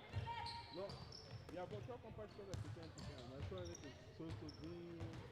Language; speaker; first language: Portuguese; non-native, learner; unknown